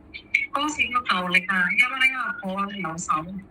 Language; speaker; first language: Cantonese; non-native, learner; Indonesian